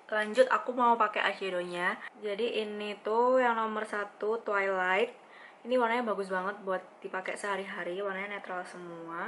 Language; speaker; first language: Indonesian; native; Indonesian